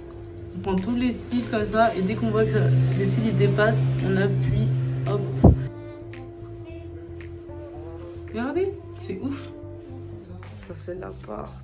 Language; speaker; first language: French; native; French